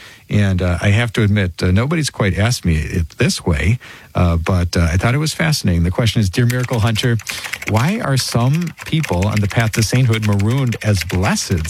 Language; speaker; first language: English; native; English